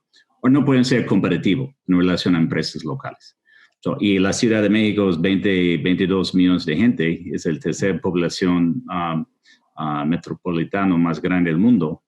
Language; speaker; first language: Spanish; non-native, fluent; English